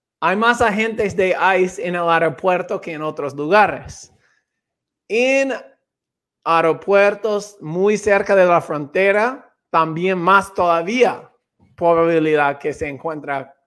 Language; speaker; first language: Spanish; non-native, fluent; English